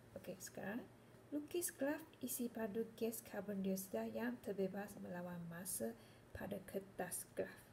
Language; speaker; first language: Malay; non-native, local second language; Chinese